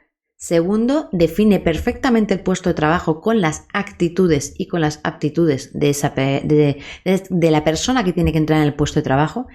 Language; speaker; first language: Spanish; native; Spanish